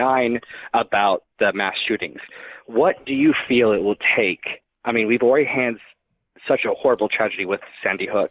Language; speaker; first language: English; native; English